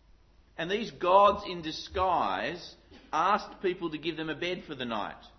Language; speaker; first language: English; native; English